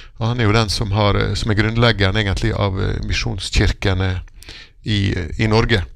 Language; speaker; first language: Norwegian; native; Norwegian